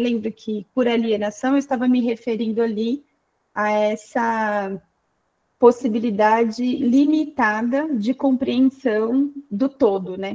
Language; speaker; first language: Portuguese; native; Portuguese